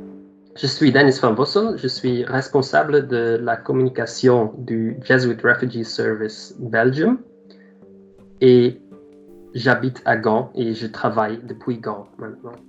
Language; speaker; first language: French; non-native, local second language; Dutch